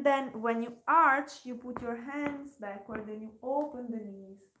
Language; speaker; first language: English; non-native, fluent; Italian